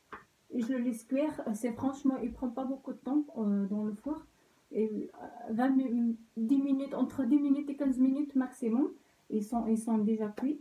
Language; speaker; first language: French; non-native, local second language; Arabic